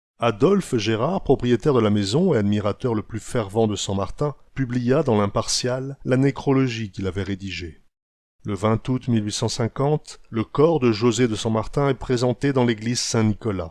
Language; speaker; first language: French; native; French